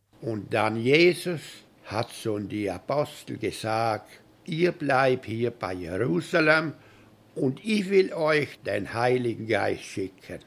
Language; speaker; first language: German; early bilingual, heritage; German